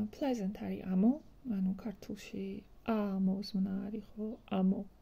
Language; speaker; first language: English; non-native, fluent; Georgian